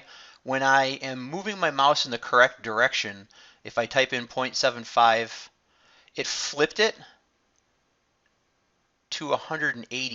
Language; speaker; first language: English; native; English